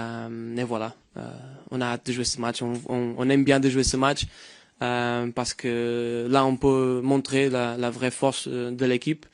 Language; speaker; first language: French; non-native, fluent; Portuguese